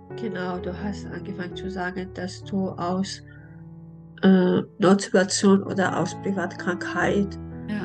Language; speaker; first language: German; non-native, learner; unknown